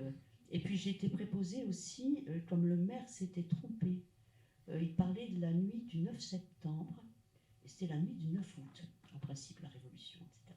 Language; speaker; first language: French; native; French